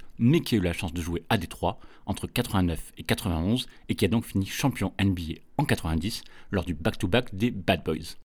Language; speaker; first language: French; native; French